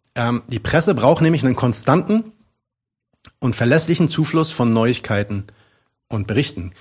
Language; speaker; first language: German; early bilingual, other home language; Arabic